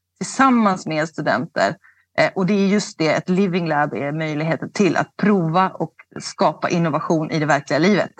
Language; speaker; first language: Swedish; native; Swedish